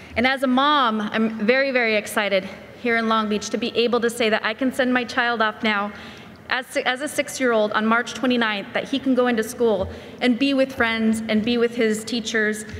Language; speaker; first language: English; early bilingual, other home language; Spanish